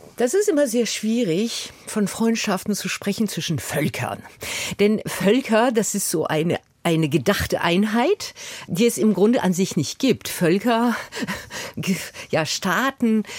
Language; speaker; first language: German; non-native, fluent; French